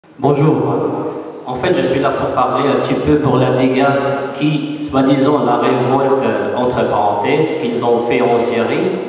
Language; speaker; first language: French; non-native, fluent; Arabic